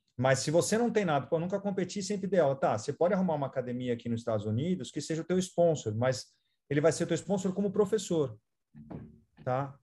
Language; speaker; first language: Portuguese; native; Portuguese